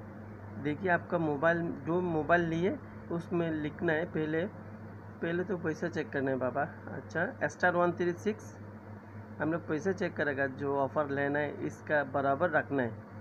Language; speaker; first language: Hindi; non-native, learner; Bangla